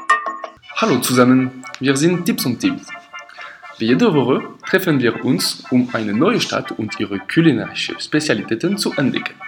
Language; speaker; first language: German; non-native, learner; French